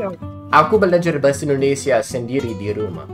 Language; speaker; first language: Indonesian; non-native, learner; English